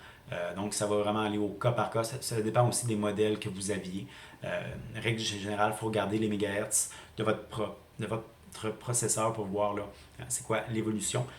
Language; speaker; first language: French; native; French